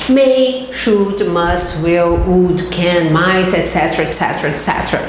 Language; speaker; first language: English; non-native, fluent; Portuguese